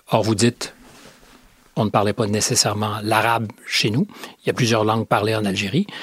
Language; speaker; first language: French; native; French